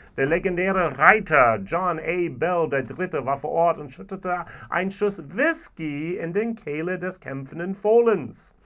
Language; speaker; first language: German; non-native, fluent; English